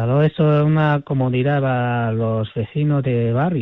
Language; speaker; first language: Spanish; non-native, fluent; Chinese